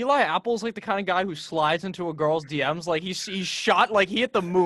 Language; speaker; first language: English; native; English